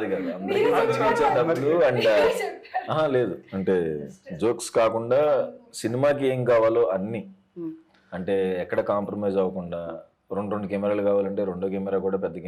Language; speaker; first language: Telugu; native; Telugu